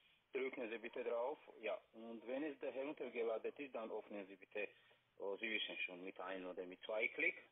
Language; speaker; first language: German; non-native, learner; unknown